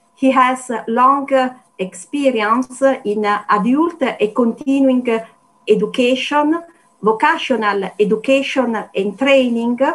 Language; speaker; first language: English; non-native, learner; Italian